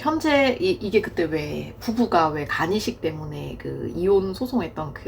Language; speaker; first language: Korean; native; Korean